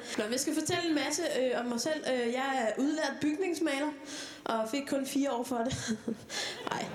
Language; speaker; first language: Danish; native; Danish